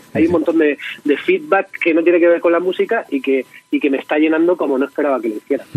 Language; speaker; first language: Spanish; native; Spanish